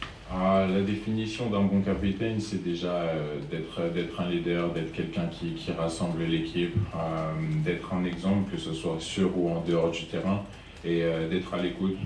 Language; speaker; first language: French; native; French